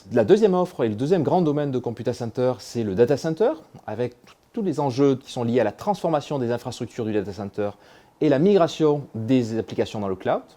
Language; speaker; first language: French; native; French